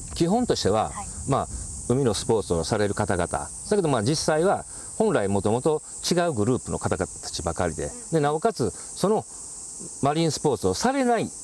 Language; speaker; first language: Japanese; native; Japanese